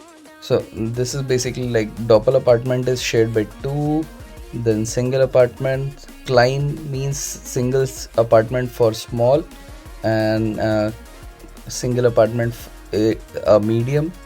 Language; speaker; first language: English; non-native, local second language; Hindi